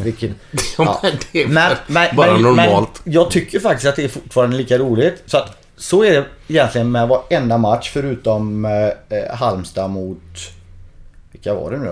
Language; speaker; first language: Swedish; native; Swedish